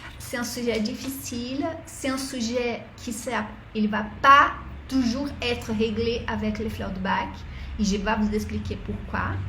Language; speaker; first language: French; non-native, fluent; Portuguese